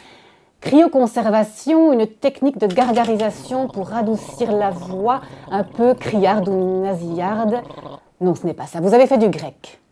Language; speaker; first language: French; native; French